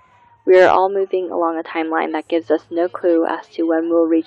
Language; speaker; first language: English; native; English